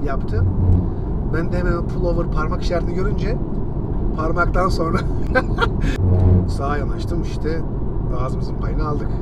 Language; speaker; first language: Turkish; native; Turkish